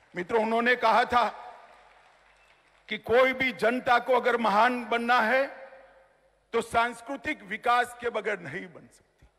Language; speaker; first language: Hindi; non-native, local second language; Gujarati